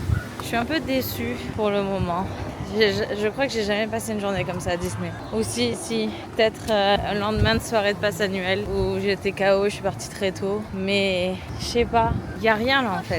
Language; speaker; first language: French; native; French